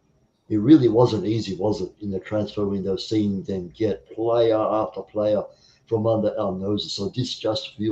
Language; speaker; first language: English; native; English